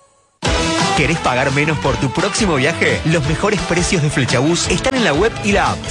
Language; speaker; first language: Spanish; native; Spanish